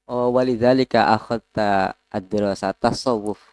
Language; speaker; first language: Arabic; non-native, learner; Indonesian